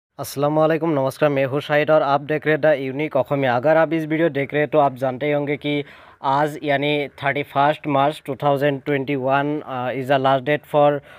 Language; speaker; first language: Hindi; non-native, local second language; Assamese